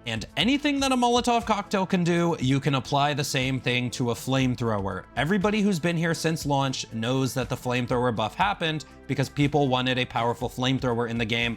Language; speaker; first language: English; native; English